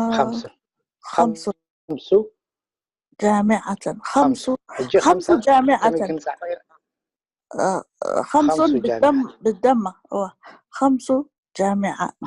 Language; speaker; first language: Arabic; non-native, learner; Tigrinya